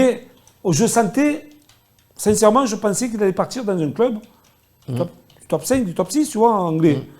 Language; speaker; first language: French; native; French